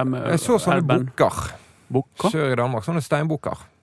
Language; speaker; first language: Norwegian; native; Norwegian